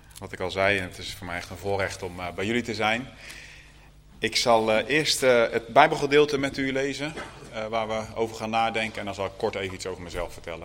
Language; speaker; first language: Dutch; native; Dutch